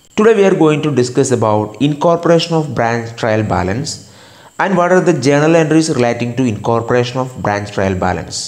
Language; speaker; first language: English; non-native, local second language; Malayalam